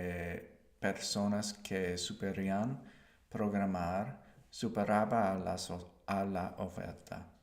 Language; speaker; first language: Spanish; non-native, learner; English